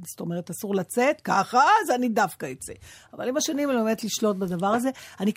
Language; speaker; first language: Hebrew; native; Hebrew